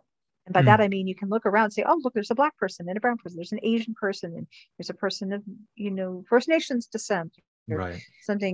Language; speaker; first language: English; native; English